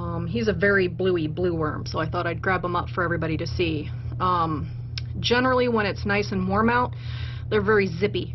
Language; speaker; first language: English; native; English